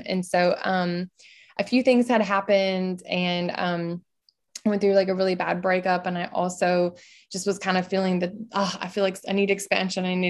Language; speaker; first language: English; native; English